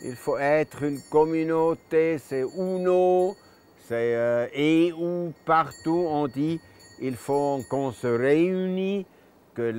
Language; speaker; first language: French; non-native, local second language; German